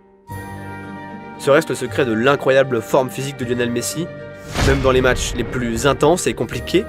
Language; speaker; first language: French; native; French